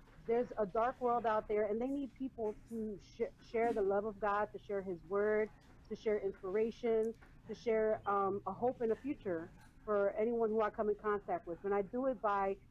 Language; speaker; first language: English; early bilingual, other home language; Spanish